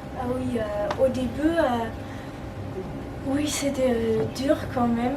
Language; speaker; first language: French; non-native, learner; German